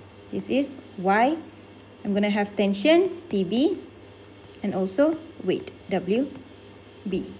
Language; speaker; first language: English; non-native, local second language; Malay